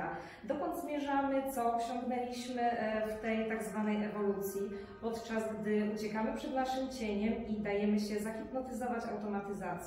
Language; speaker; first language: Polish; native; Polish